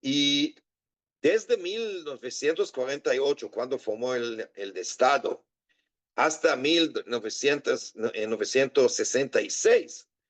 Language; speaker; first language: Spanish; non-native, fluent; Hebrew